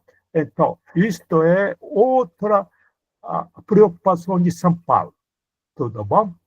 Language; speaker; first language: Portuguese; non-native, fluent; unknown